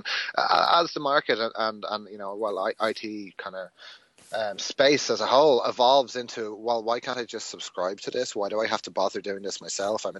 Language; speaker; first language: English; native; English